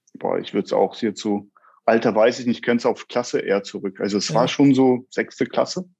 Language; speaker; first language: German; early bilingual, other home language; Russian